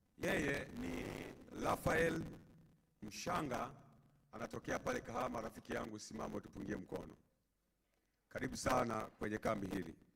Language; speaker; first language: Swahili; native; Swahili